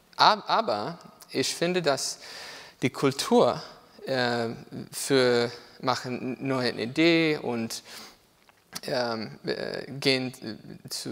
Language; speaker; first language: German; non-native, learner; English